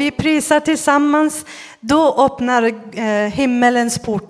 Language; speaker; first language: Swedish; non-native, fluent; Persian